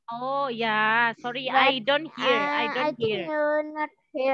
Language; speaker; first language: English; non-native, learner; Indonesian